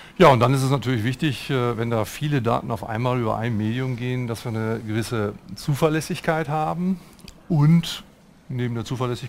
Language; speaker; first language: German; native; German